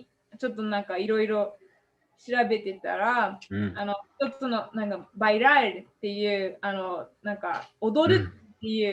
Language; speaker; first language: Japanese; non-native, fluent; English